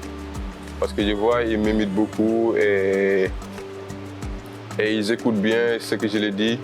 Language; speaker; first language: French; non-native, local second language; Wolof